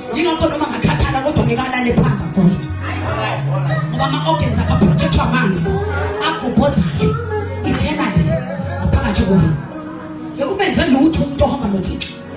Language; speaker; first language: Zulu; native; Zulu